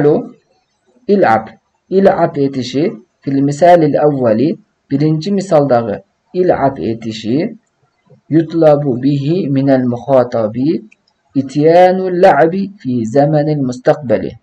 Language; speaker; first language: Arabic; non-native, fluent; Kyrgyz